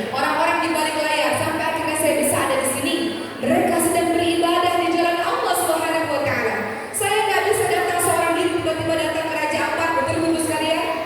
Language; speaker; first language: Indonesian; native; Indonesian